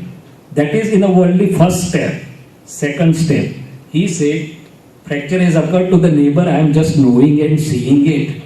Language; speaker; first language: English; non-native, local second language; Gujarati